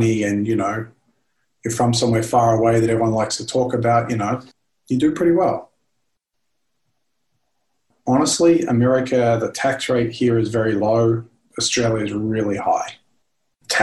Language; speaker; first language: English; native; English